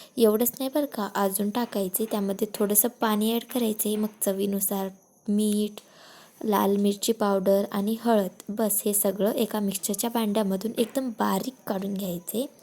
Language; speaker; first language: Marathi; non-native, local second language; Lambadi